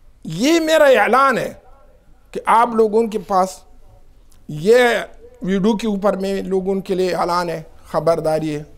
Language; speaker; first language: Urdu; non-native, local second language; Pashto